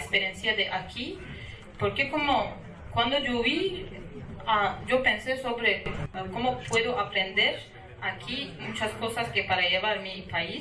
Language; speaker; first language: Spanish; non-native, learner; Kurdish